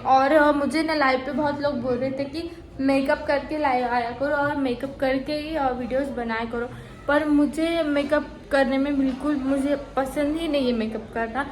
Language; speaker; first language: Hindi; non-native, local second language; Marathi